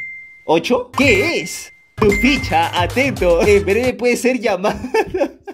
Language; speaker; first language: Spanish; native; Spanish